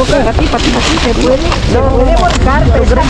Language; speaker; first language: Spanish; non-native, learner; Filipino